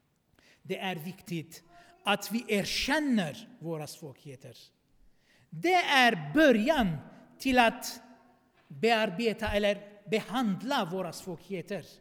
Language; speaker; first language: Swedish; non-native, fluent; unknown